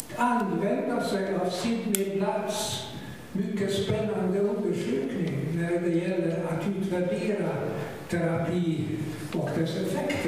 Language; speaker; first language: Swedish; non-native, fluent; German